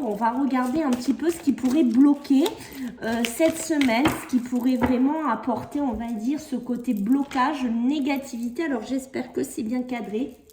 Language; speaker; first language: French; native; French